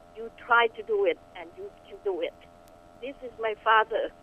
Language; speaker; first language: English; non-native, fluent; Thai